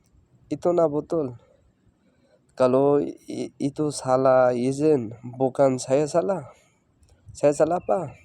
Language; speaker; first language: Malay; non-native, learner; Bangla